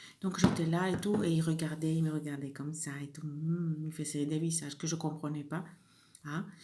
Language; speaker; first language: French; non-native, fluent; Spanish